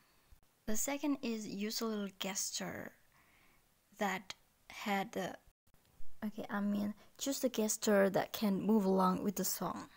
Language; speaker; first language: English; non-native, learner; Indonesian